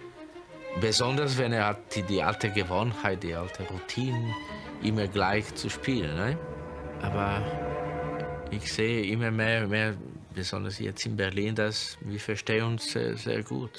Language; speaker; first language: German; non-native, fluent; Italian